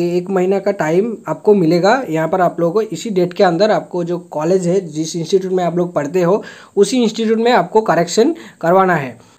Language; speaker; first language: Hindi; non-native, local second language; Bangla